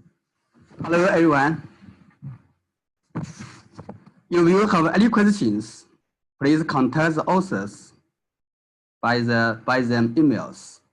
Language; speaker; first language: English; non-native, fluent; Chinese